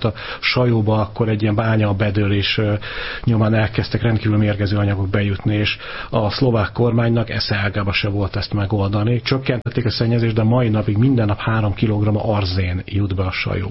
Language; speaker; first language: Hungarian; native; Hungarian